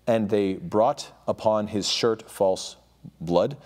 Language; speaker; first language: English; native; English